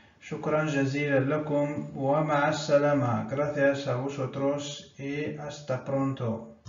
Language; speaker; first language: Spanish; non-native, fluent; Arabic